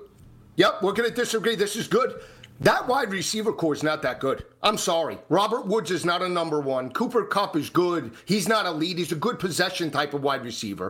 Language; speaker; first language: English; native; English